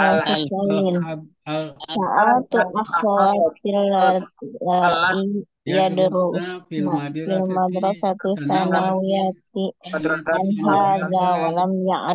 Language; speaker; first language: Arabic; non-native, learner; Indonesian